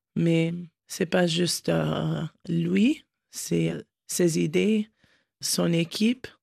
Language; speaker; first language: French; non-native, learner; English